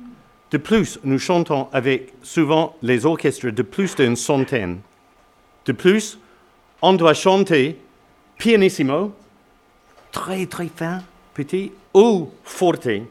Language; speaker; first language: French; non-native, learner; English